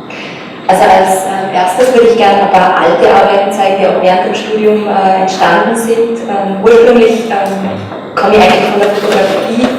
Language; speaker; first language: German; native; German